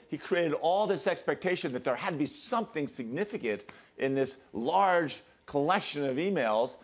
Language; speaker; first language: English; native; English